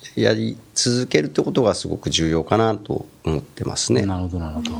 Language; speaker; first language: Japanese; native; Japanese